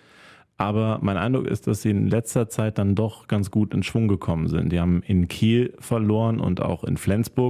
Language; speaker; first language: German; native; German